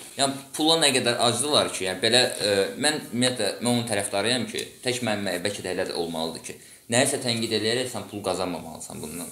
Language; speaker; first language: Azerbaijani; non-native, local second language; Russian